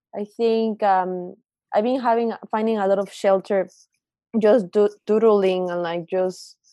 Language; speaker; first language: English; non-native, fluent; Spanish